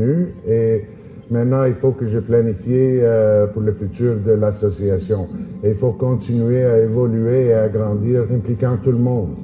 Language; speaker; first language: French; non-native, local second language; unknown